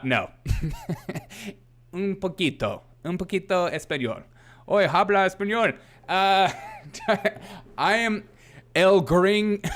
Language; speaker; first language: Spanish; non-native, learner; English